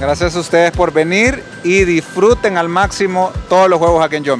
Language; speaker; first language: Spanish; native; Spanish